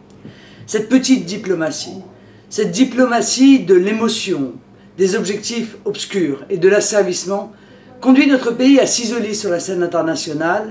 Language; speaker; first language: French; native; French